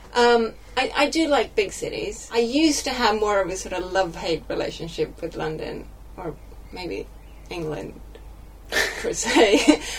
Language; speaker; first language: English; non-native, fluent; Swedish